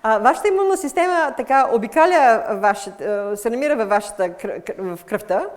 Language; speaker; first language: Bulgarian; native; Bulgarian